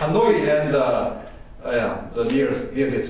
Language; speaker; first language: English; non-native, learner; Korean